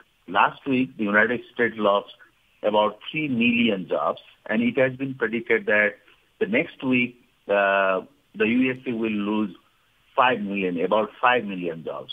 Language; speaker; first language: English; non-native, fluent; Nepali